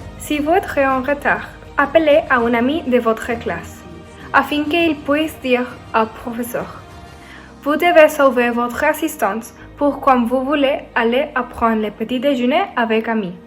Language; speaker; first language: French; non-native, learner; Spanish